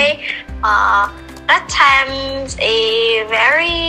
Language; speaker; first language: English; non-native, learner; Vietnamese